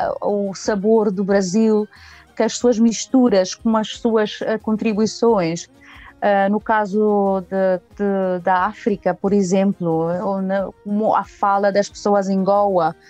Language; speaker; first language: Portuguese; early bilingual, heritage; Portuguese